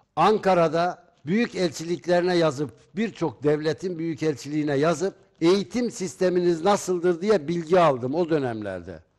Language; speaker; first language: Turkish; native; Turkish